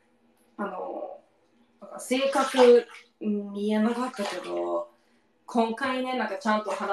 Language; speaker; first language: Japanese; non-native, learner; English